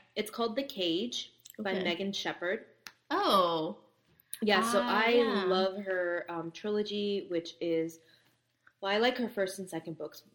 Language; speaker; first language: English; native; English